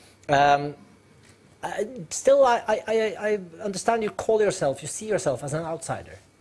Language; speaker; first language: English; non-native, fluent; Norwegian